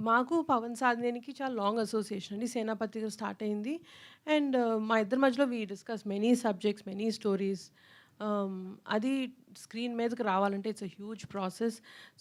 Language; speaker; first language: Telugu; native; Telugu